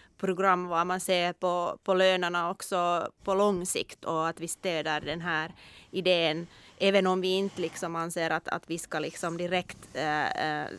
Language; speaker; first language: Swedish; non-native, local second language; Finnish